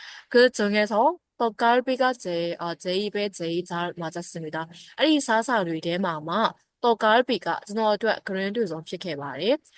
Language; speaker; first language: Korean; non-native, fluent; Burmese